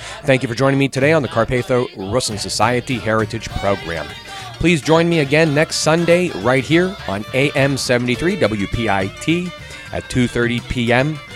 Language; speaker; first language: English; native; English